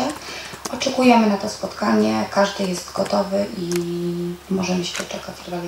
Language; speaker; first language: Polish; native; Polish